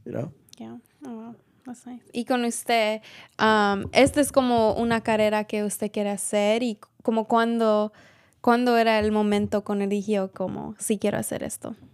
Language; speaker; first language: Spanish; early bilingual, heritage; Spanish